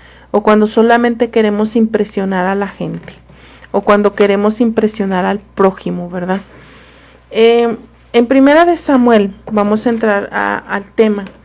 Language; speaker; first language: Spanish; native; Spanish